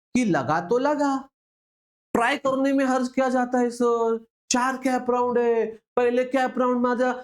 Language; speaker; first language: Hindi; non-native, local second language; Marathi